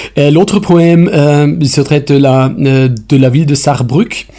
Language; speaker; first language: French; non-native, fluent; German